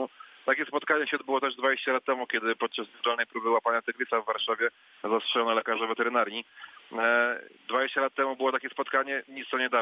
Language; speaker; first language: Polish; native; Polish